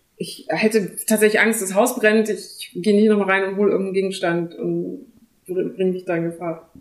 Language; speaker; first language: German; early bilingual, other home language; French